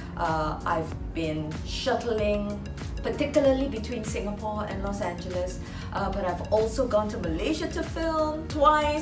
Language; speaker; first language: English; native; English